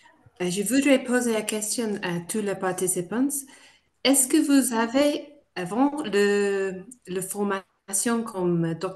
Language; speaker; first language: French; non-native, fluent; English